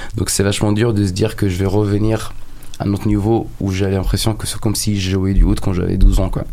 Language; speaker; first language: French; non-native, fluent; Arabic